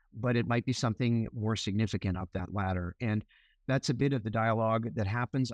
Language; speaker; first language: English; native; English